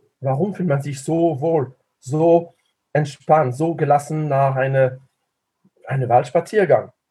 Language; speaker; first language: German; non-native, fluent; French